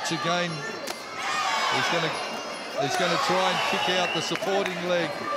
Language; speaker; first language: English; native; English